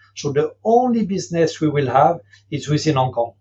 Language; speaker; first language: English; non-native, fluent; French